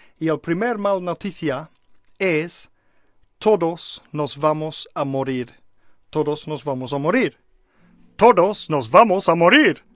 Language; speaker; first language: Spanish; non-native, fluent; English